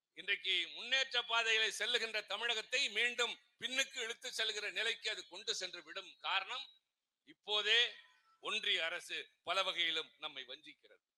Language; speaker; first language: Tamil; native; Tamil